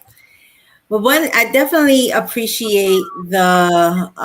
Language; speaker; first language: English; native; English